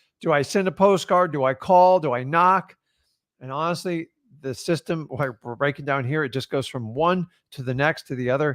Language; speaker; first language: English; native; English